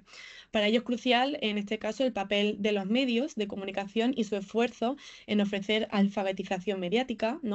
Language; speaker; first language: Spanish; native; Spanish